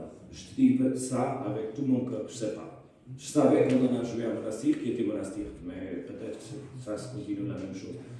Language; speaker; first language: French; non-native, fluent; Portuguese